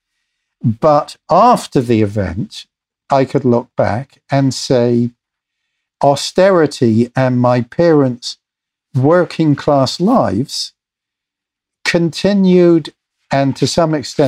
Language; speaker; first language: English; native; English